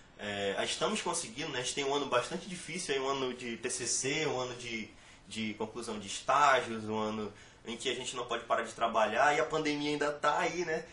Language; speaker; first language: Portuguese; native; Portuguese